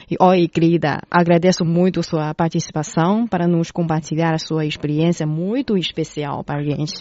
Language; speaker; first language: Portuguese; non-native, fluent; Chinese